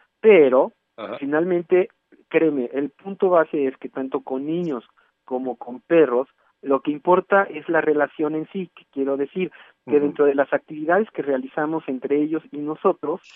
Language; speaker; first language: Spanish; native; Spanish